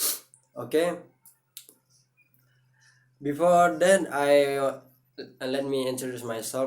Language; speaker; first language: English; non-native, learner; Indonesian